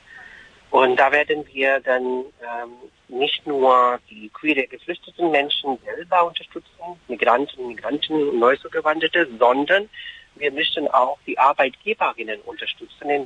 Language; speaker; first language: German; non-native, fluent; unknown